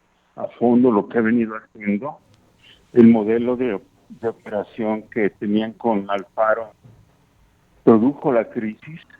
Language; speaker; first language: Spanish; native; Spanish